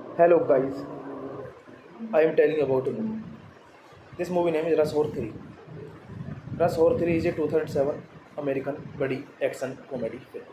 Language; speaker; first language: English; non-native, learner; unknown